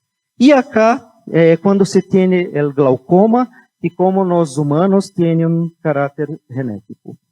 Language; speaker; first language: Spanish; non-native, fluent; Portuguese